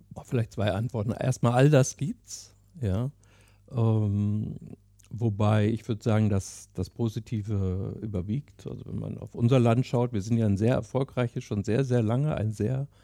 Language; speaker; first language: German; non-native, fluent; English